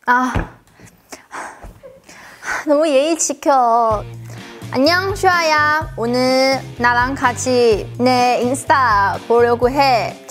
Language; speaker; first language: Korean; non-native, learner; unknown